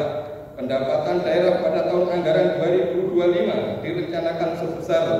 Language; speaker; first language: Indonesian; native; Indonesian